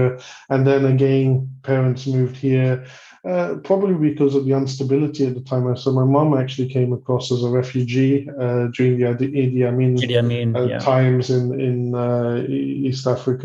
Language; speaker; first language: English; native; English